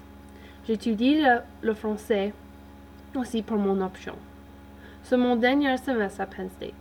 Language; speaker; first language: French; early bilingual, heritage; English